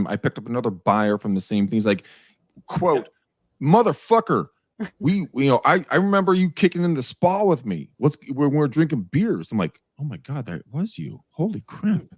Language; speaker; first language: English; native; English